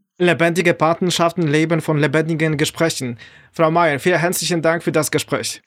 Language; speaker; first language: German; non-native, fluent; Polish